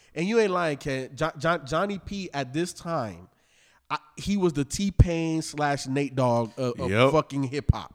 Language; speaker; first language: English; native; English